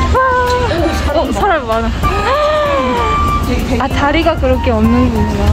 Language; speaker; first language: Korean; non-native, fluent; Japanese